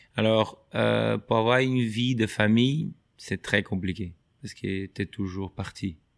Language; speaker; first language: French; non-native, fluent; Portuguese